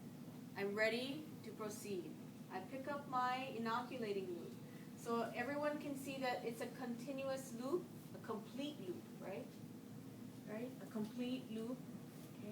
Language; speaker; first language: English; native; English